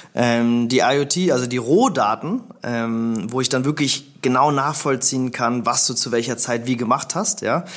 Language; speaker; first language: German; native; German